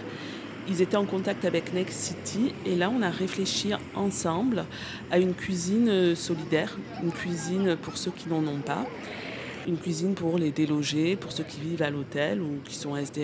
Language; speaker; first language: French; native; French